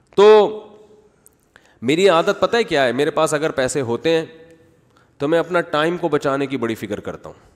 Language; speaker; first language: Urdu; native; Urdu